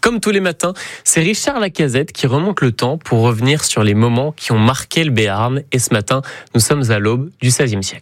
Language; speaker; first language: French; native; French